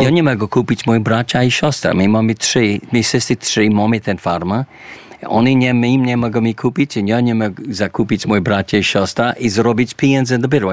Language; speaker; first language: Polish; early bilingual, heritage; English